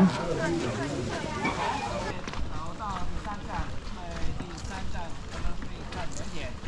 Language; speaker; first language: Chinese; non-native, fluent; Vietnamese